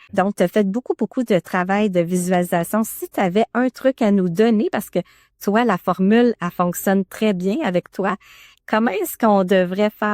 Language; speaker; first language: French; native; French